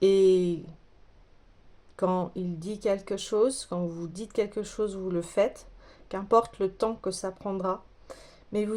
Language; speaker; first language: French; native; French